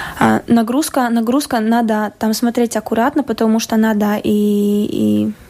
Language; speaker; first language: Russian; non-native, local second language; Latvian